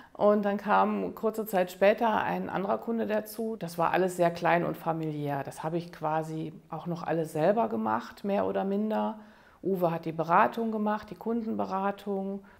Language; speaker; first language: German; native; German